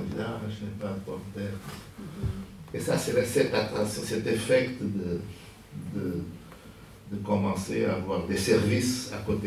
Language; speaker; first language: French; non-native, fluent; Portuguese